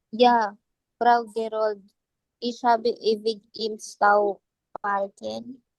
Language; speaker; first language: German; non-native, learner; Filipino